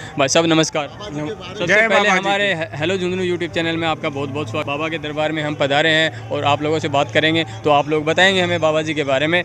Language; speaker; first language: Hindi; native; Hindi